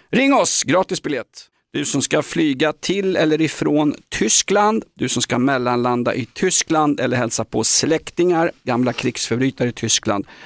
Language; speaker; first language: Swedish; native; Swedish